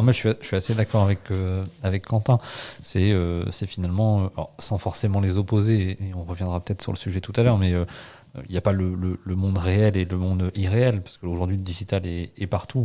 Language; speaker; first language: French; native; French